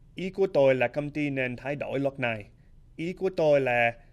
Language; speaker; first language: Vietnamese; non-native, learner; English